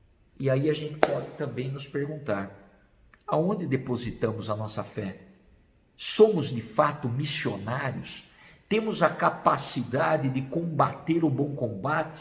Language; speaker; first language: Portuguese; native; Portuguese